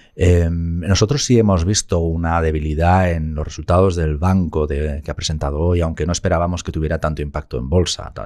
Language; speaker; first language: Spanish; native; Spanish